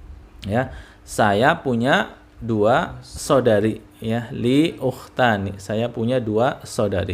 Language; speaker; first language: Indonesian; native; Indonesian